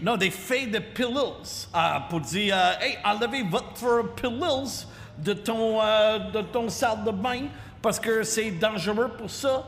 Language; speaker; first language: French; non-native, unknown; English